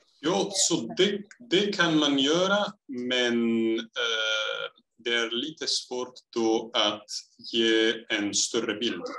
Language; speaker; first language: Swedish; non-native, fluent; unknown